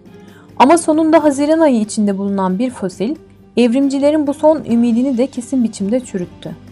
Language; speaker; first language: Turkish; native; Turkish